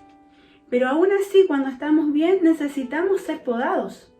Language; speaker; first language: Spanish; native; Spanish